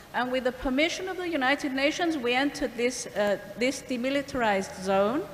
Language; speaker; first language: English; non-native, fluent; Greek